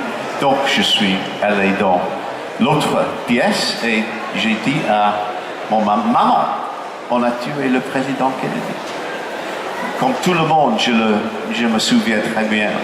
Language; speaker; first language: French; non-native, fluent; English